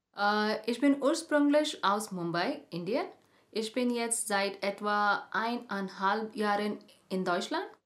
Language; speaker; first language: German; non-native, learner; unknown